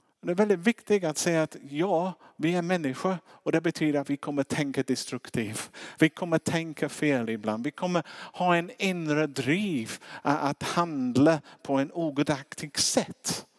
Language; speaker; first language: Swedish; non-native, fluent; English